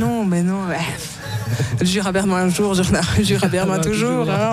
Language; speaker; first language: French; native; French